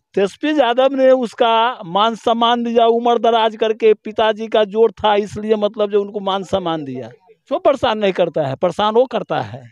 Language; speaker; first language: Hindi; native; Hindi